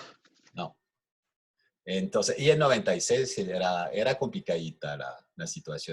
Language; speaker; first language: Spanish; non-native, fluent; French